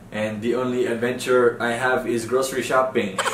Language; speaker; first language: English; non-native, local second language; Filipino